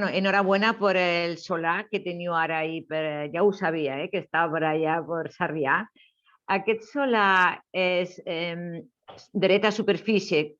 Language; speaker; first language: Catalan; non-native, local second language; Spanish